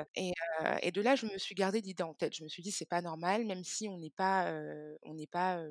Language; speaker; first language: French; early bilingual, other home language; Hebrew